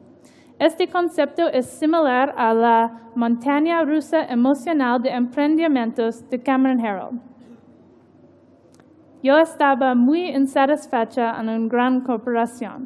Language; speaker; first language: Spanish; non-native, learner; English